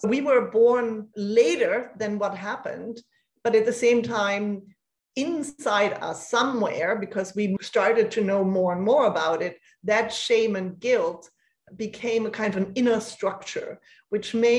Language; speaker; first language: English; non-native, fluent; German